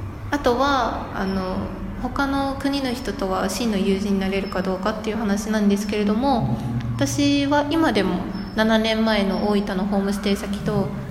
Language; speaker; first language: Japanese; non-native, fluent; Chinese